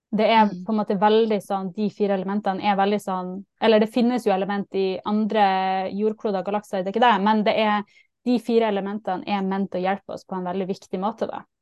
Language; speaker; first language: Norwegian; native; Norwegian